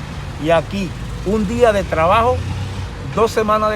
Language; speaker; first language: Portuguese; non-native, learner; Spanish